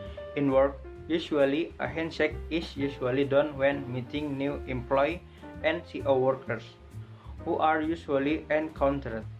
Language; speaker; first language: English; non-native, fluent; Indonesian